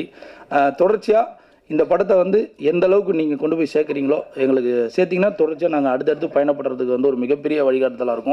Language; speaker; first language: Tamil; native; Tamil